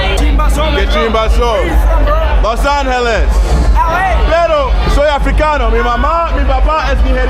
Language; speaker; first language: Spanish; non-native, learner; English